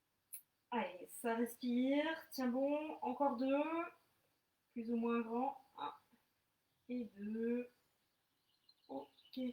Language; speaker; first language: French; native; French